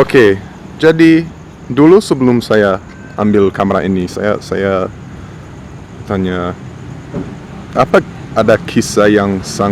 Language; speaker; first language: Indonesian; non-native, fluent; English